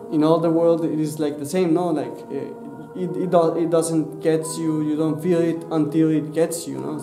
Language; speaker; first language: English; non-native, fluent; Spanish